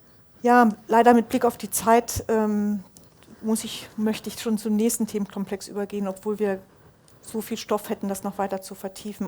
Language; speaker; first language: German; native; German